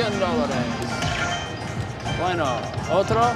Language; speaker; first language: Spanish; non-native, learner; English